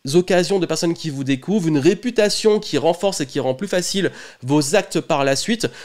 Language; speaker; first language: French; native; French